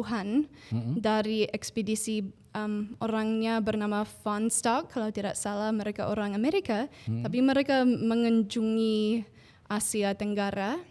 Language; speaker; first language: Indonesian; non-native, fluent; English